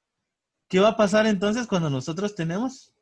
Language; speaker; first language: Spanish; native; Spanish